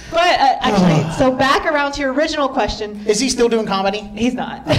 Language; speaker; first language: English; native; English